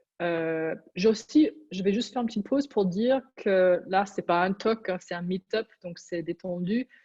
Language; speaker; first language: French; non-native, fluent; English